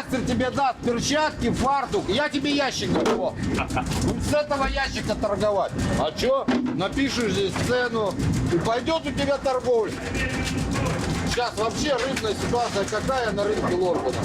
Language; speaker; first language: Russian; native; Russian